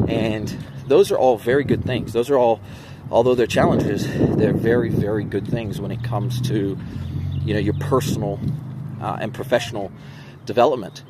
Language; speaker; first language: English; native; English